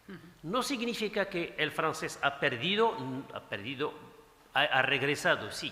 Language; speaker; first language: Spanish; non-native, fluent; Arabic